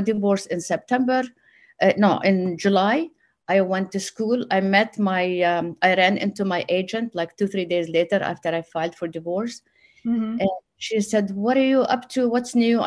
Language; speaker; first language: English; non-native, fluent; Arabic